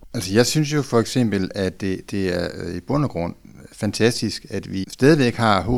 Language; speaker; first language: Danish; native; Danish